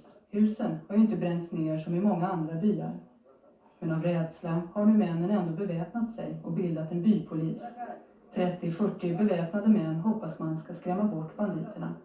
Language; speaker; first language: Swedish; native; Swedish